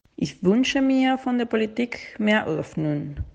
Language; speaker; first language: German; non-native, fluent; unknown